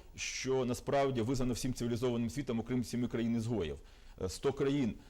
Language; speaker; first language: Ukrainian; native; Ukrainian